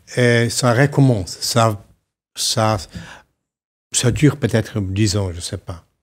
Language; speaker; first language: French; non-native, fluent; Slovenian